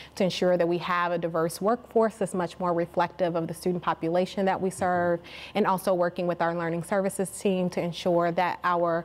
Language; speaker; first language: English; native; English